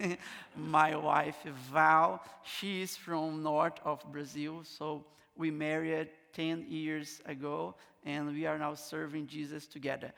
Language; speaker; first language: English; non-native, learner; Portuguese